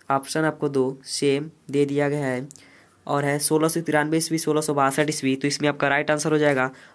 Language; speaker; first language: Hindi; native; Hindi